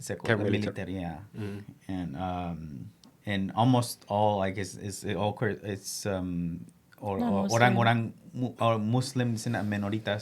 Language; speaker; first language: Indonesian; non-native, local second language; Spanish